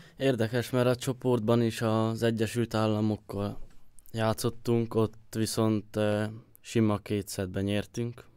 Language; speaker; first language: Hungarian; native; Hungarian